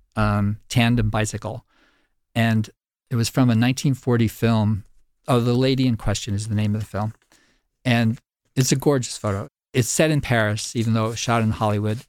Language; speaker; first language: English; native; English